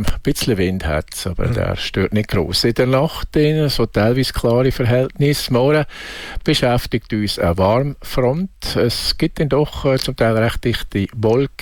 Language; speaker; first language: German; native; German